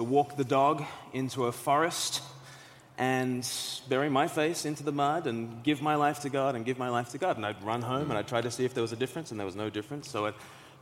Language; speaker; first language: English; native; English